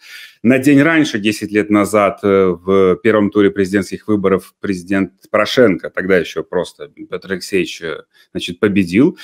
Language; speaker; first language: Russian; native; Russian